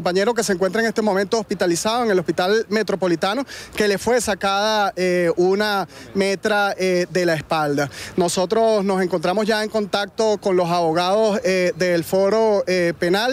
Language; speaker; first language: Spanish; native; Spanish